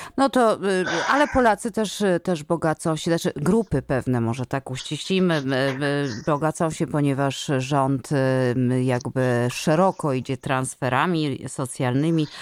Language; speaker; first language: Polish; native; Polish